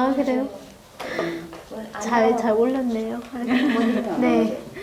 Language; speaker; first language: Korean; non-native, local second language; Lao